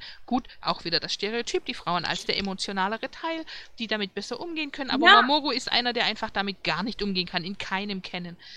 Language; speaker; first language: German; native; German